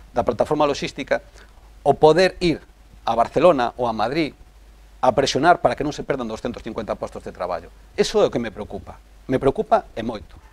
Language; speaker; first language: Galician; non-native, local second language; Spanish